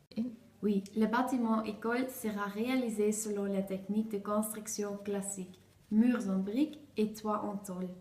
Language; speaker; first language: French; non-native, learner; Dutch